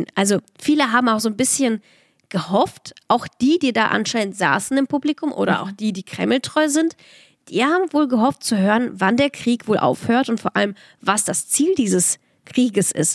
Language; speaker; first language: German; early bilingual, other home language; Russian